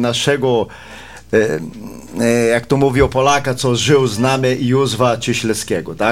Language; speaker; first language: Polish; early bilingual, heritage; Polish